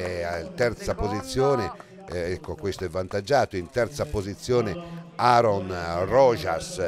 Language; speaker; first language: Italian; native; Italian